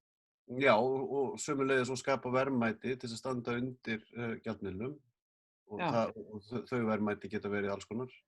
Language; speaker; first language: Icelandic; native; Icelandic